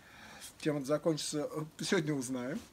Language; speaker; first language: Russian; native; Russian